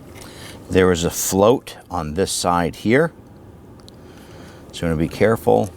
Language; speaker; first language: English; native; English